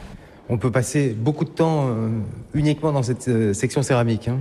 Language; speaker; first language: French; native; French